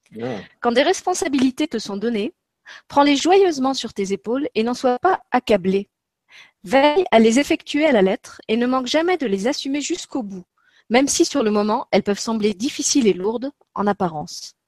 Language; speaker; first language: French; native; French